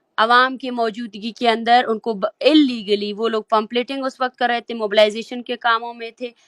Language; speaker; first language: Urdu; non-native, local second language; Baluchi